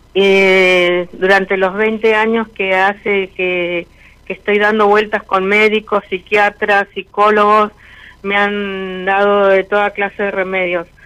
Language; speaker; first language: Spanish; native; Spanish